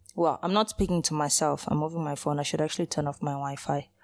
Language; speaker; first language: English; early bilingual, other home language; Portuguese